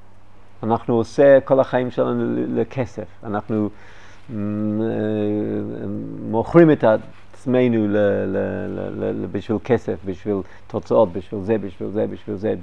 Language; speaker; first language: Hebrew; non-native, fluent; English